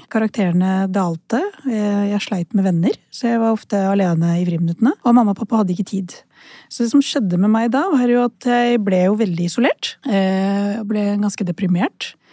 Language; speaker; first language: Norwegian; early bilingual, other home language; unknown